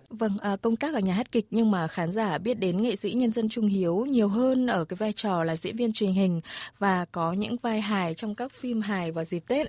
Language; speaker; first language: Vietnamese; native; Vietnamese